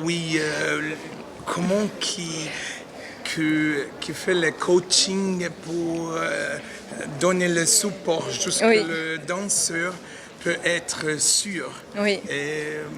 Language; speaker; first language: French; non-native, learner; Portuguese